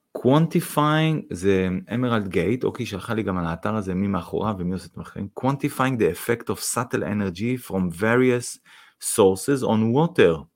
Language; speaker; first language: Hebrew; non-native, fluent; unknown